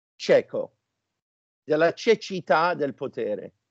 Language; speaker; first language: Italian; non-native, fluent; English